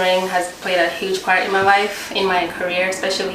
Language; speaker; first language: English; early bilingual, other home language; Rundi